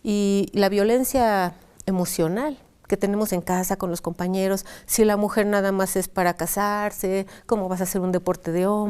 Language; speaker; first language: Spanish; native; Spanish